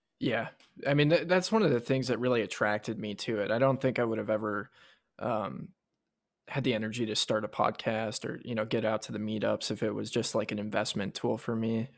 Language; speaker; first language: English; native; English